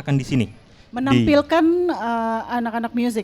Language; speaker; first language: Indonesian; native; Indonesian